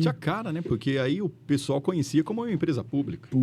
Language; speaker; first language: Portuguese; native; Portuguese